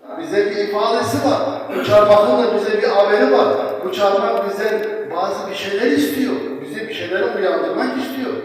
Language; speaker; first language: Turkish; non-native, fluent; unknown